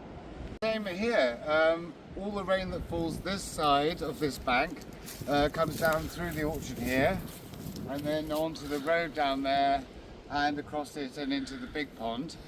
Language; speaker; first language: English; native; English